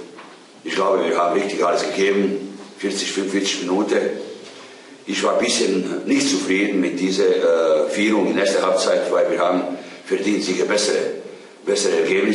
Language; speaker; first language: German; non-native, fluent; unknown